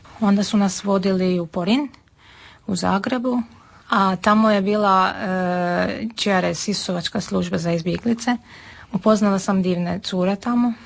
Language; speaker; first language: Serbian; non-native, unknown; Armenian